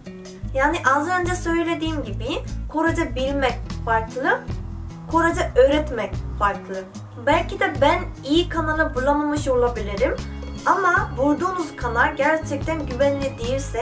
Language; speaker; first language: Turkish; non-native, fluent; Korean